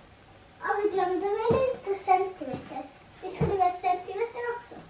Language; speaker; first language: Swedish; early bilingual, other home language; Tigrinya